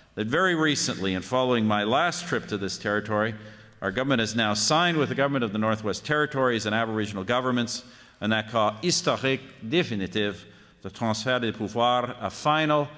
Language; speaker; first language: English; native; English